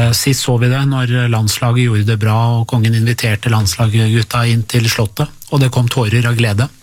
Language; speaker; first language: Norwegian; early bilingual, other home language; Persian